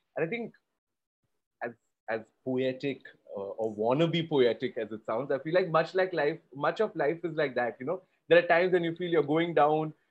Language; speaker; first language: English; non-native, local second language; Gujarati